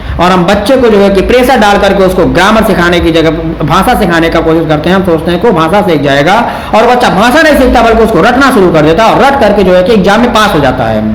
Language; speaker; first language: Hindi; native; Hindi